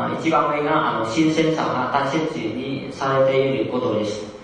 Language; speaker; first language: Japanese; non-native, learner; Vietnamese